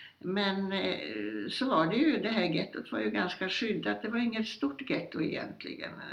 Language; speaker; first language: Swedish; early bilingual, other home language; Polish